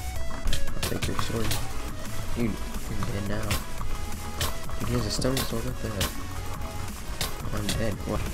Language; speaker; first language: English; native; English